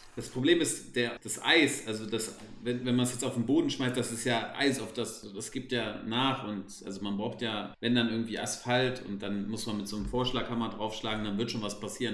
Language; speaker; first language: German; native; German